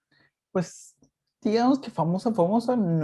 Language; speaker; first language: Spanish; native; Spanish